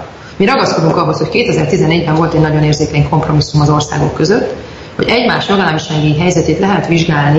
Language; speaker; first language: Hungarian; native; Hungarian